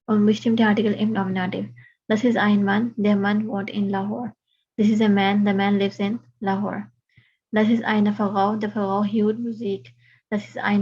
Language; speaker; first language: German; non-native, fluent; Urdu